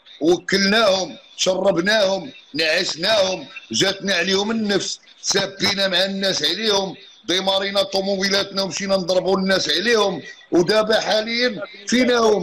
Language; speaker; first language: Arabic; native; Arabic